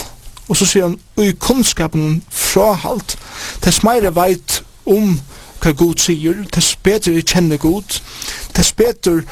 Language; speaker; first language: Norwegian; non-native, learner; Faroese